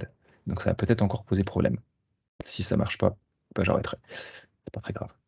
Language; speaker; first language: French; native; French